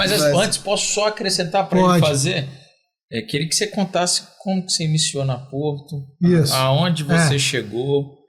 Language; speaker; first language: Portuguese; native; Portuguese